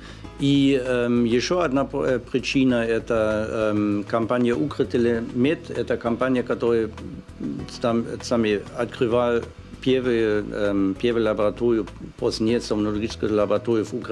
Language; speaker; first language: Russian; non-native, fluent; German